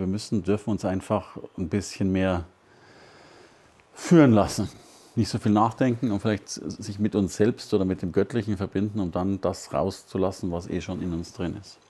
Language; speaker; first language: German; native; German